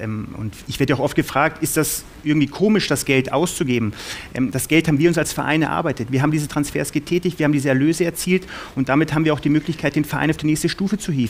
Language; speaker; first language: German; native; German